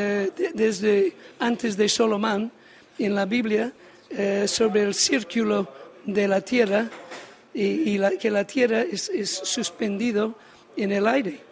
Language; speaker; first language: Spanish; non-native, learner; English